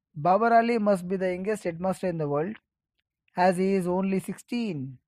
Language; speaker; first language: English; non-native, local second language; Kannada